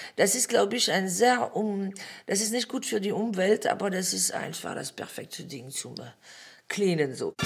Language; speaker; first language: German; non-native, fluent; French